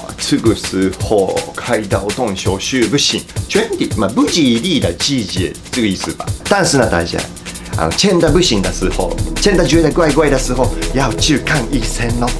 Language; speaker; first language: Chinese; non-native, fluent; Japanese